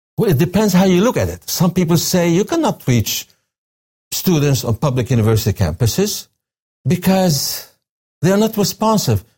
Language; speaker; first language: English; non-native, fluent; Arabic